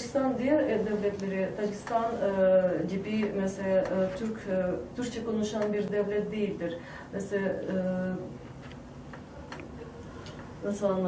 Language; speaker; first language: Turkish; non-native, fluent; Tajik